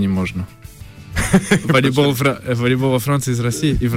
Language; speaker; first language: Russian; early bilingual, heritage; French